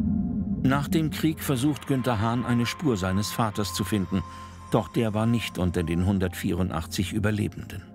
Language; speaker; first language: German; native; German